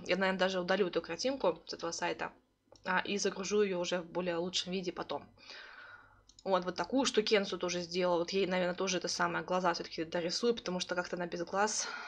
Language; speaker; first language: Russian; early bilingual, heritage; Russian